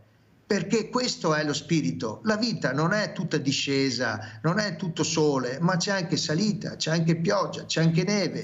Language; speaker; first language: Italian; native; Italian